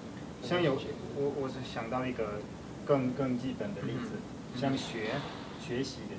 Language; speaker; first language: Chinese; non-native, fluent; Swedish